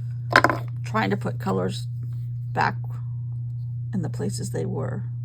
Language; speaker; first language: English; native; English